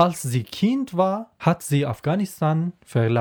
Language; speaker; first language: German; non-native, learner; Persian